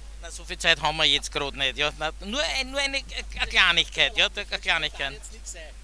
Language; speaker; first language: German; native; German